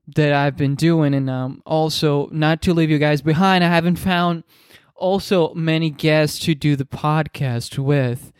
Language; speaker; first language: English; non-native, fluent; Spanish